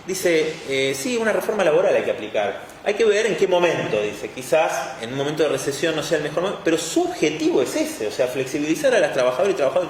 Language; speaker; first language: Spanish; native; Spanish